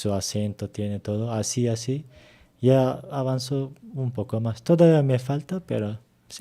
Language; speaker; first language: Spanish; non-native, learner; Turkish